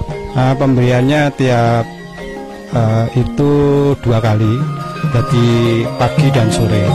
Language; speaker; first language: Indonesian; non-native, local second language; Javanese